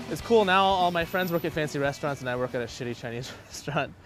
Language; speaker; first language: English; native; English